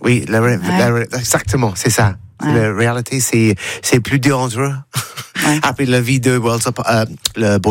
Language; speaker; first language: French; non-native, learner; English